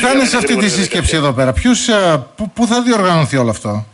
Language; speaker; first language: Greek; native; Greek